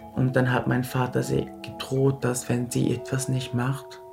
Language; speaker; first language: German; early bilingual, other home language; Japanese